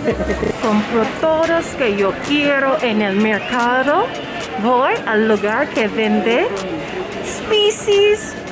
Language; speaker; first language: Spanish; non-native, learner; English